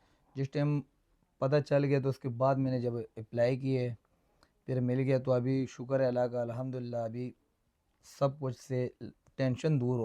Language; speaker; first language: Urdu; non-native, local second language; Pashto